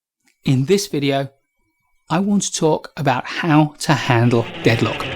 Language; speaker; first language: English; native; English